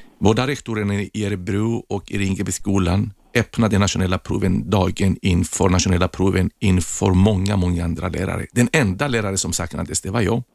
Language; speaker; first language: Swedish; non-native, fluent; Greek